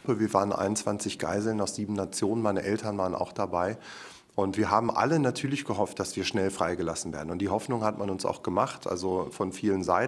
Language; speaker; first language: German; native; German